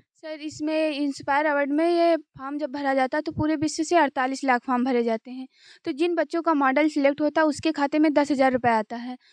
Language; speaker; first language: Hindi; native; Hindi